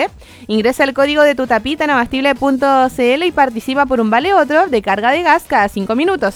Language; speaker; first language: Spanish; native; Spanish